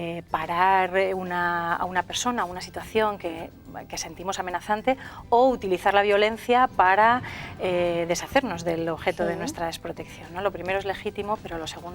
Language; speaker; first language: Spanish; native; Spanish